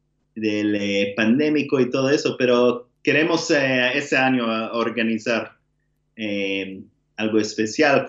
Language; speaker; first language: Spanish; non-native, learner; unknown